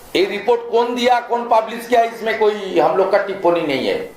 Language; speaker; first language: Hindi; non-native, local second language; Bangla